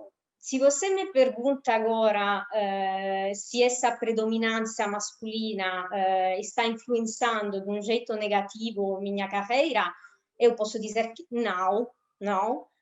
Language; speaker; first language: Portuguese; non-native, fluent; Italian